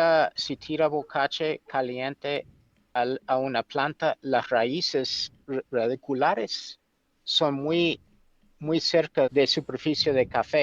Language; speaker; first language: Spanish; non-native, fluent; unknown